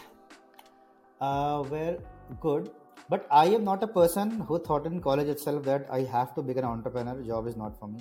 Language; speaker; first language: English; non-native, local second language; Hindi